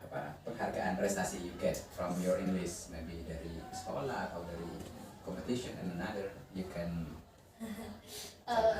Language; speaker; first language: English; non-native, learner; Indonesian